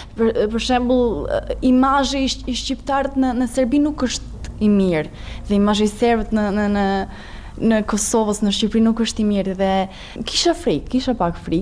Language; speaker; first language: Albanian; non-native, learner; Serbian